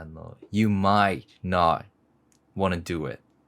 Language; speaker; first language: English; non-native, learner; Japanese